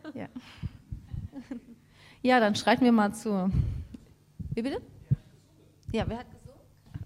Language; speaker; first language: German; native; German